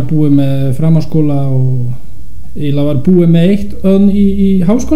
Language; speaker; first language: Icelandic; non-native, fluent; Polish